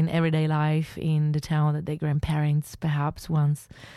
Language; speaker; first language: English; non-native, fluent; Italian